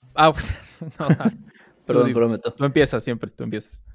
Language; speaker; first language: Spanish; native; Spanish